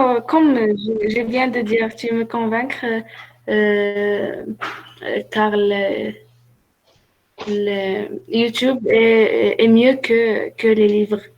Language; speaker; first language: French; non-native, learner; Arabic